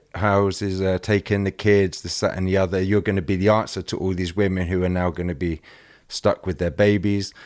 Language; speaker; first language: English; native; English